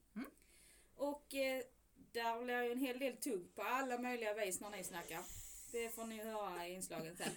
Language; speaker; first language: Swedish; native; Swedish